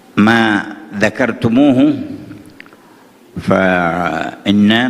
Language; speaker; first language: Arabic; native; Arabic